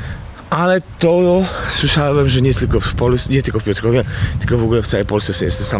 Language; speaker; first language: Polish; native; Polish